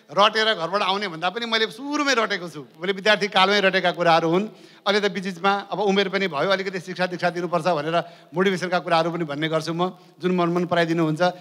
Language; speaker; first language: Nepali; native; Nepali